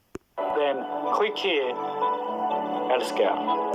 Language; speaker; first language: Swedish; non-native, fluent; English